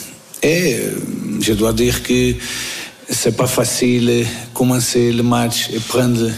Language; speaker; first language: French; non-native, fluent; Portuguese